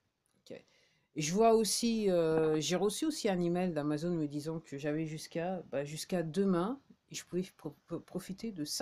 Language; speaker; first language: French; native; French